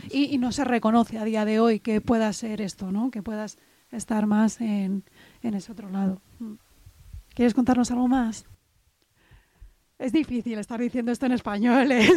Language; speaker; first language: Spanish; native; Spanish